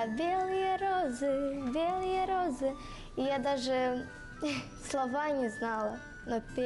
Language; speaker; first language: Russian; non-native, local second language; Romanian